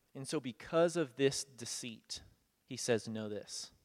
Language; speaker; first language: English; native; English